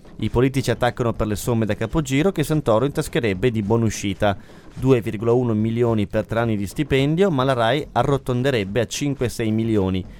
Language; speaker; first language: Italian; native; Italian